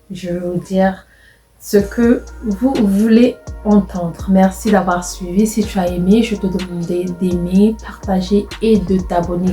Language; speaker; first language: French; non-native, local second language; Lingala